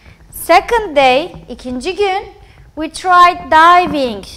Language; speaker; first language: English; non-native, fluent; Turkish